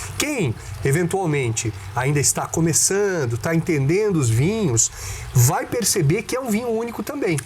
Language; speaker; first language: Portuguese; native; Portuguese